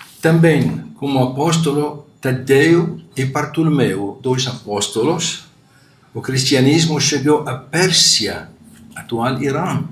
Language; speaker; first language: Portuguese; non-native, fluent; Arabic